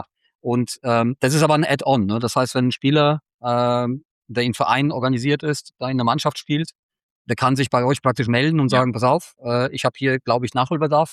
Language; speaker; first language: German; native; German